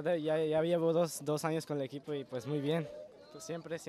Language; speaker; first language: Spanish; early bilingual, heritage; Spanish